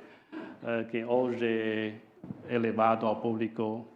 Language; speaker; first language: Portuguese; non-native, fluent; Chinese